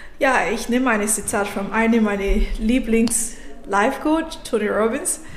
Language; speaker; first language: German; non-native, fluent; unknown